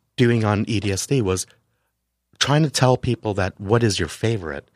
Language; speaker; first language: English; native; English